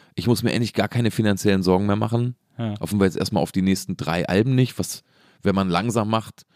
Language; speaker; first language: German; native; German